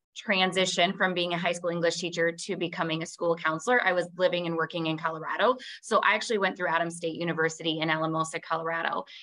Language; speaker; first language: English; native; English